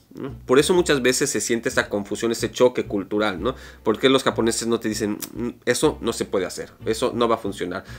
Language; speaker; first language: Spanish; native; Spanish